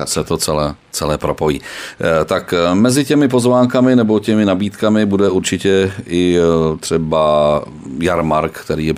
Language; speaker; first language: Czech; native; Czech